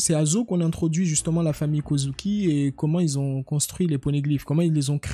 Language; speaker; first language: French; native; French